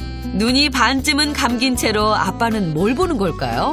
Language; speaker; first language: Korean; native; Korean